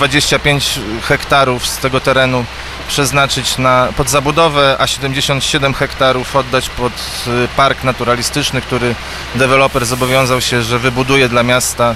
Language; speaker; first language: Polish; native; Polish